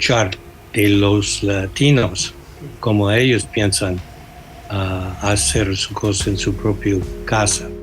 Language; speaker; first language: Spanish; non-native, fluent; English